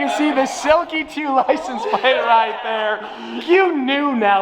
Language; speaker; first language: English; native; English